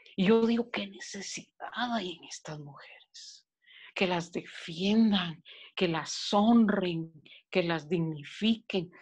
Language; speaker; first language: Spanish; native; Spanish